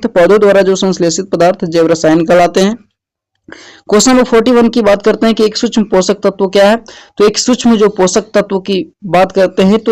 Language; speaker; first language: Hindi; native; Hindi